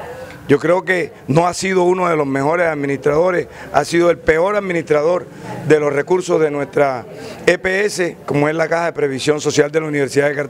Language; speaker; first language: Spanish; native; Spanish